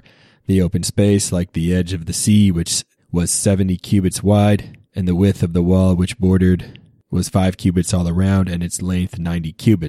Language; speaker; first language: English; native; English